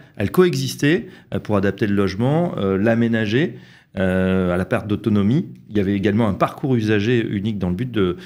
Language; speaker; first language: French; native; French